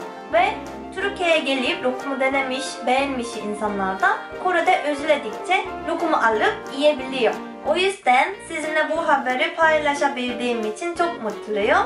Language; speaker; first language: Turkish; non-native, fluent; Korean